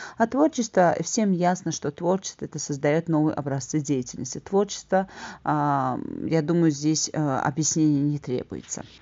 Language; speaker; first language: Russian; non-native, local second language; Azerbaijani